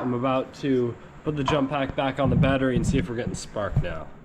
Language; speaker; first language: English; native; English